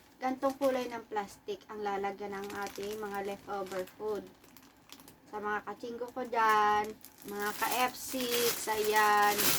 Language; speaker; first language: Filipino; native; Filipino